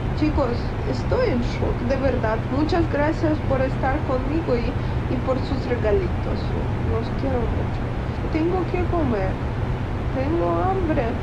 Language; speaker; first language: Spanish; non-native, fluent; Ukrainian